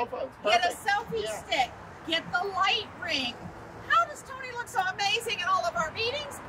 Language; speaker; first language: English; native; English